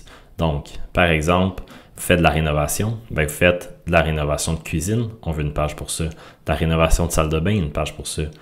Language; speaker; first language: French; native; French